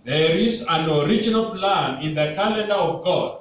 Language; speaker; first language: English; non-native, local second language; Swahili